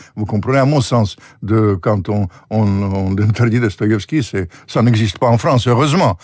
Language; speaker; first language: French; non-native, fluent; Russian